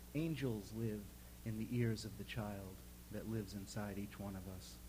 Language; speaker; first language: English; native; English